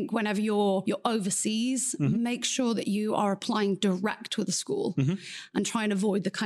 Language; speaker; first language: English; native; English